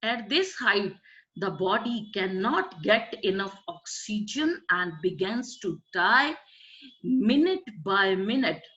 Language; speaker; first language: English; non-native, local second language; Punjabi